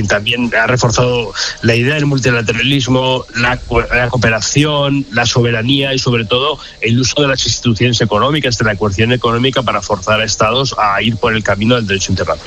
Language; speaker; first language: Spanish; native; Spanish